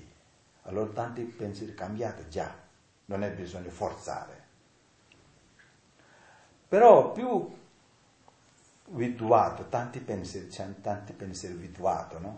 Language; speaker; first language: Italian; non-native, learner; Tibetan